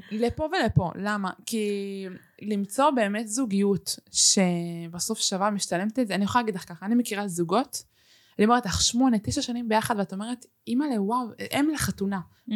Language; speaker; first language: Hebrew; early bilingual, other home language; Spanish